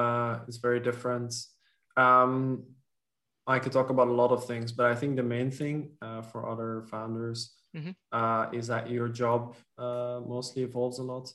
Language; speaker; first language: English; non-native, fluent; Dutch